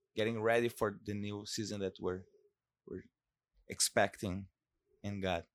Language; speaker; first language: English; non-native, fluent; Portuguese